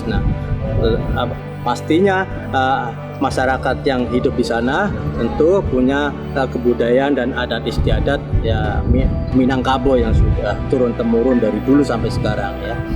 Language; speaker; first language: Indonesian; native; Indonesian